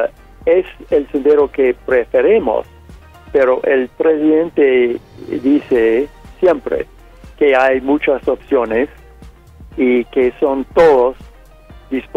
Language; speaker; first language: Spanish; non-native, fluent; English